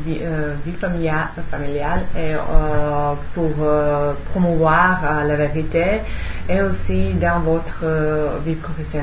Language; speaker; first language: French; non-native, learner; Serbian